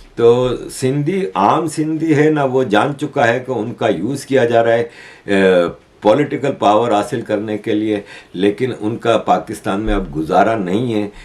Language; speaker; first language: Urdu; native; Urdu